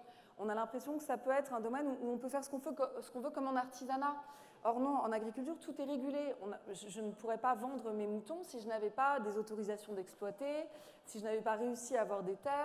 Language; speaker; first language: French; native; French